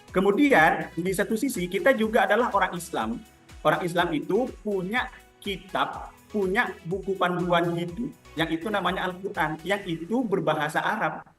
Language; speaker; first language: Indonesian; non-native, local second language; Madurese